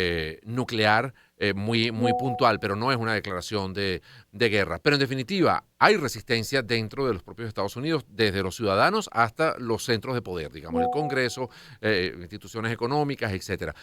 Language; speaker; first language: Spanish; native; Spanish